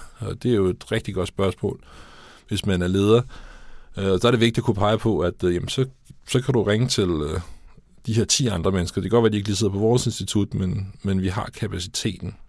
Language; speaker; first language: Danish; native; Danish